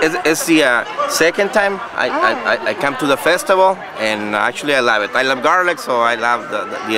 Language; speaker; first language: English; non-native, fluent; Spanish